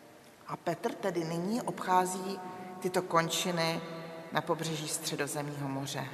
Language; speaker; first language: Czech; native; Czech